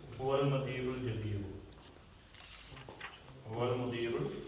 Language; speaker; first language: Arabic; non-native, fluent; Urdu